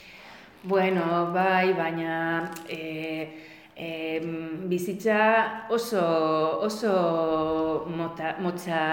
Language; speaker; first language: Basque; non-native, learner; Spanish